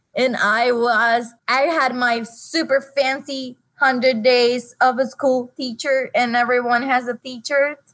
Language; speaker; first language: English; non-native, fluent; Spanish